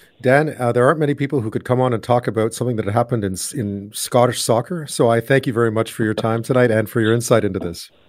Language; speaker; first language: English; native; English